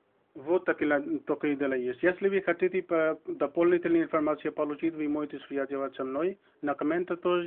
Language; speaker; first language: Russian; non-native, learner; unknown